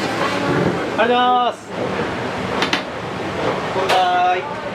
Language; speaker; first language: Japanese; native; Japanese